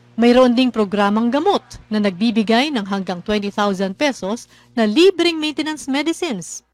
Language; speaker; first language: Filipino; native; Filipino